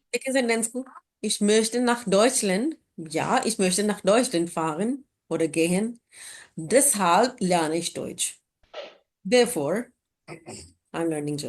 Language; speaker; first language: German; non-native, fluent; Urdu